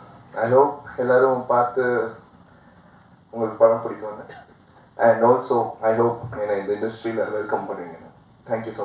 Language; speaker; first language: Tamil; non-native, fluent; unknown